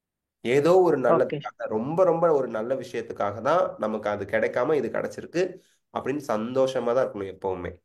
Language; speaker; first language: Tamil; native; Tamil